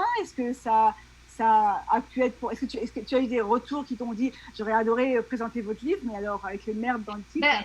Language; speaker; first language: French; native; French